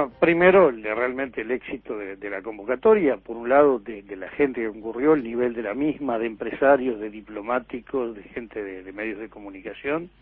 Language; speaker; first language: Spanish; native; Spanish